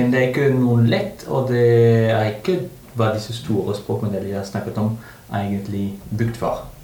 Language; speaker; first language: Norwegian; non-native, fluent; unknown